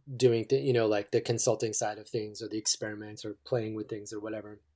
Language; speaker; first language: English; native; English